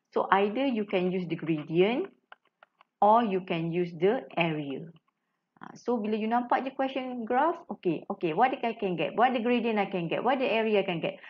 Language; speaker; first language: English; non-native, local second language; Malay